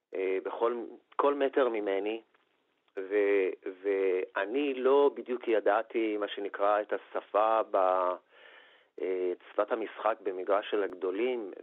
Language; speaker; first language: Hebrew; non-native, fluent; Persian